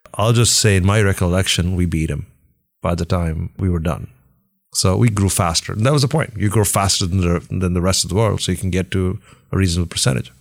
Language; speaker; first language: English; non-native, local second language; Hindi